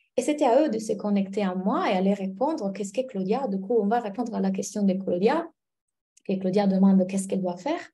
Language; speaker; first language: French; non-native, fluent; Italian